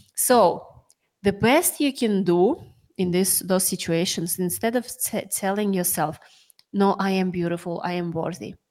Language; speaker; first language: English; non-native, fluent; Russian